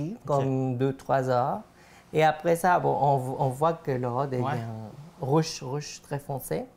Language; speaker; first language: French; non-native, fluent; Spanish